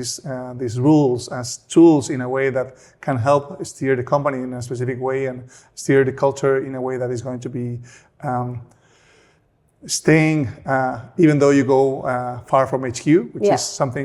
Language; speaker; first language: English; non-native, fluent; Spanish